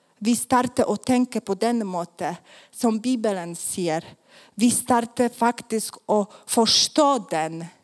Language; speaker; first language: Swedish; non-native, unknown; Polish